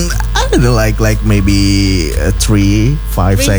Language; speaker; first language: English; non-native, fluent; Indonesian